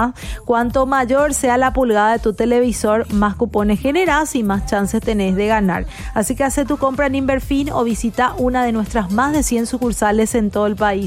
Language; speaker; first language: Spanish; native; Spanish